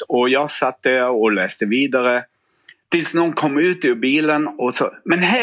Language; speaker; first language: Swedish; non-native, fluent; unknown